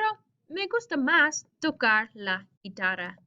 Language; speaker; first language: Spanish; non-native, fluent; English